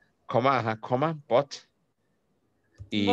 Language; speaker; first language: English; non-native, fluent; Spanish